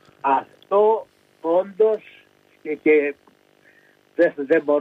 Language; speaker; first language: Greek; native; Greek